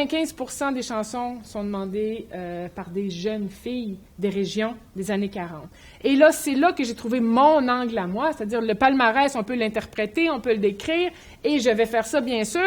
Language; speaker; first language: French; native; French